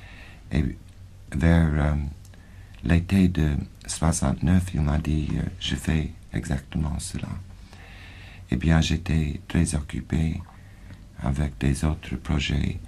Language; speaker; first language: French; non-native, fluent; English